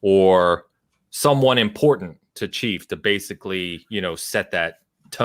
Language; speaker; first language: English; native; English